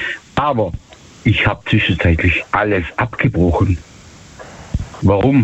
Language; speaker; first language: German; native; German